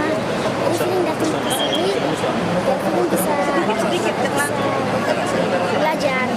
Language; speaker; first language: Indonesian; early bilingual, heritage; Indonesian